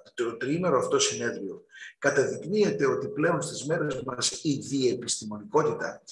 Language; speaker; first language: Greek; native; Greek